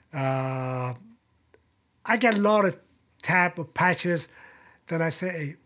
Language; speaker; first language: English; non-native, fluent; Persian